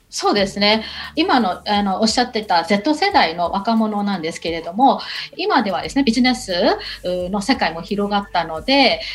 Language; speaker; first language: Japanese; non-native, fluent; Burmese